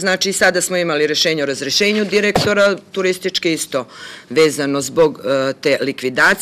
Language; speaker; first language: Serbian; native; Serbian